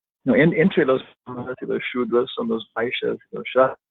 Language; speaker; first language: Spanish; non-native, learner; English